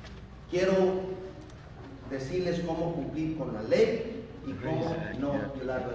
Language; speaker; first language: Spanish; early bilingual, heritage; Spanish